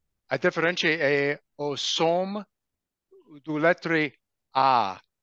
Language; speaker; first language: Portuguese; non-native, learner; English